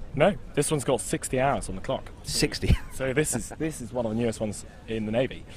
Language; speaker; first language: English; native; English